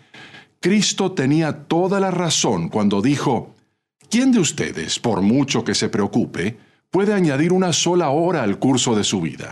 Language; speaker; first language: Spanish; native; Spanish